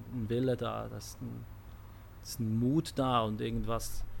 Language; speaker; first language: German; native; German